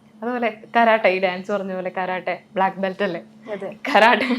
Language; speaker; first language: Malayalam; native; Malayalam